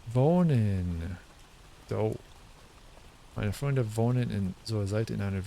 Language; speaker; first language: German; non-native, learner; English